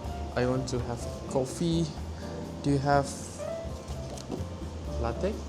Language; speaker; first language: English; non-native, learner; Indonesian